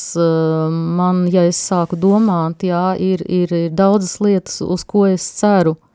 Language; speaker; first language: Latvian; native; Latvian